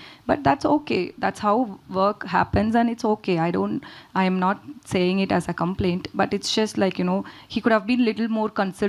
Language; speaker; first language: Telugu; non-native, learner; Tamil